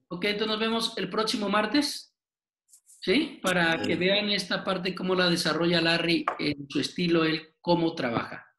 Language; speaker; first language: Spanish; native; Spanish